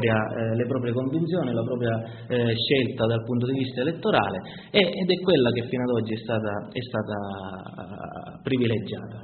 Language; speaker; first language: Italian; native; Italian